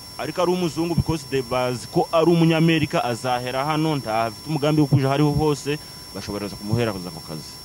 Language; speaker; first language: Kinyarwanda; early bilingual, heritage; Kinyarwanda